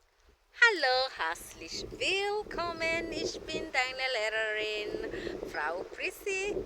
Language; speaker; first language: German; non-native, learner; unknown